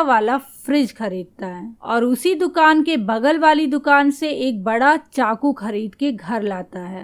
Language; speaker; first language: Hindi; native; Hindi